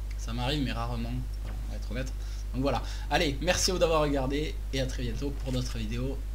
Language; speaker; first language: French; native; French